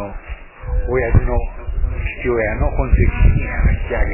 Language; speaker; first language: Japanese; native; Japanese